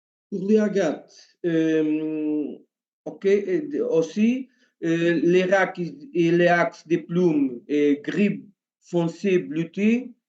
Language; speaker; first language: French; non-native, learner; Portuguese